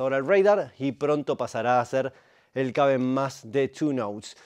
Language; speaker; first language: Spanish; native; Spanish